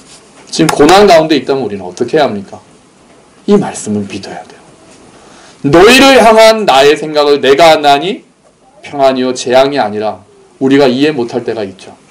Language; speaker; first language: Korean; native; Korean